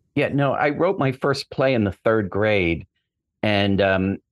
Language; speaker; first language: English; native; English